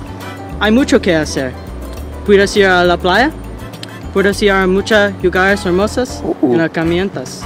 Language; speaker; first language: Spanish; non-native, learner; English